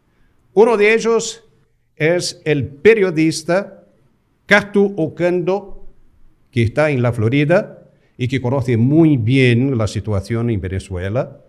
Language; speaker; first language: Spanish; non-native, fluent; Portuguese